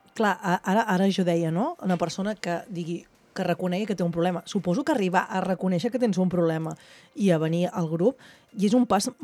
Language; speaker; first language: Catalan; native; Catalan